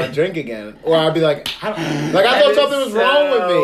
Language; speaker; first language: English; native; English